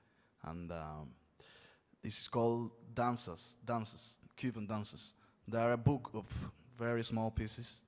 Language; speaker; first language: English; non-native, fluent; Spanish